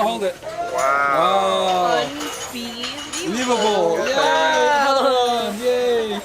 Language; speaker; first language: English; early bilingual, other home language; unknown